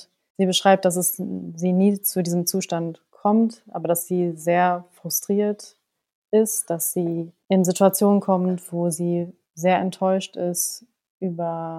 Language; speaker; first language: German; native; German